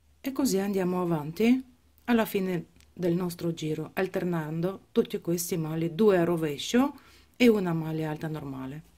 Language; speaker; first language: Italian; non-native, fluent; Ukrainian